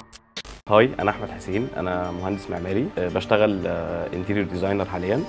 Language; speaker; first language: Arabic; native; Arabic